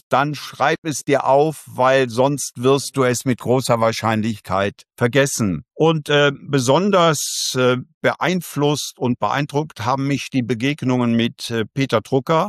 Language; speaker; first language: German; native; German